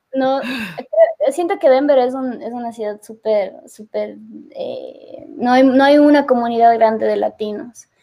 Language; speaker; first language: Spanish; native; Spanish